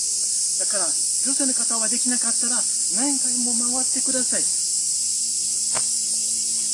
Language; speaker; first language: Japanese; non-native, fluent; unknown